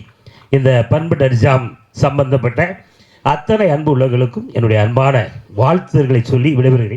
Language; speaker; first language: Tamil; native; Tamil